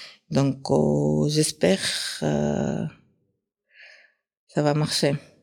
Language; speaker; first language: French; non-native, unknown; Kyrgyz